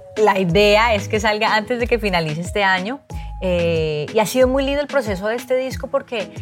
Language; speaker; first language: Spanish; native; Spanish